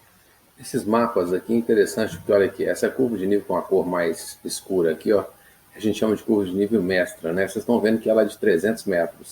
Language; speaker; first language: Portuguese; native; Portuguese